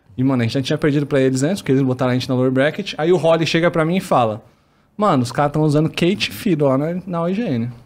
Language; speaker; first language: Portuguese; native; Portuguese